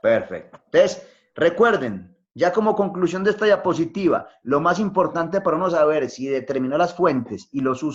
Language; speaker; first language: Spanish; native; Spanish